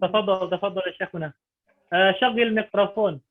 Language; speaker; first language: Arabic; non-native, fluent; Indonesian